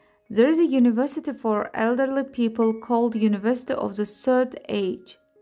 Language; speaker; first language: English; non-native, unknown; Azerbaijani